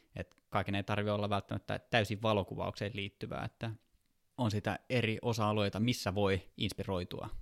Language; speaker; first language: Finnish; native; Finnish